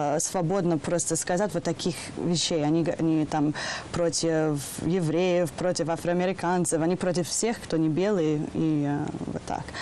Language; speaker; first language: Russian; non-native, fluent; English